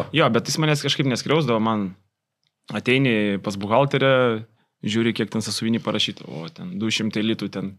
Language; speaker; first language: Lithuanian; native; Lithuanian